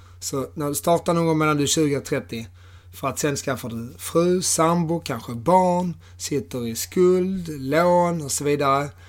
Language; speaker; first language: Swedish; native; Swedish